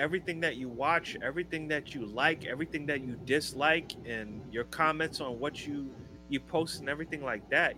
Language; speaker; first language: English; native; English